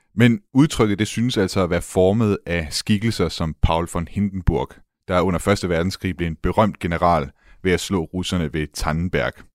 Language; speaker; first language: Danish; native; Danish